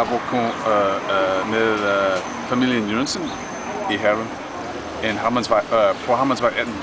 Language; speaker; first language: Danish; non-native, learner; English